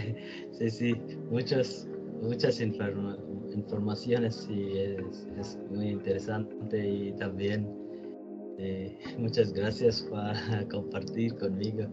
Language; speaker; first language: Spanish; non-native, learner; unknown